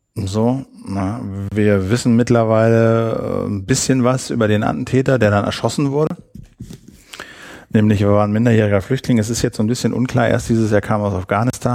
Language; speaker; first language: German; native; German